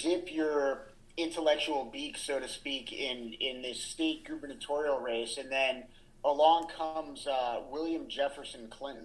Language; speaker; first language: English; native; English